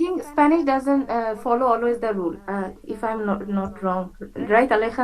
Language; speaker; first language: English; non-native, fluent; Bangla